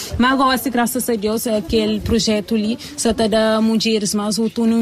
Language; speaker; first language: Portuguese; non-native, local second language; Kabuverdianu